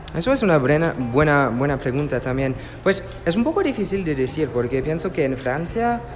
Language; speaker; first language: Spanish; non-native, learner; French